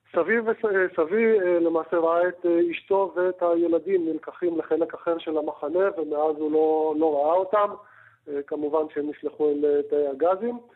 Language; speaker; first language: Hebrew; native; Hebrew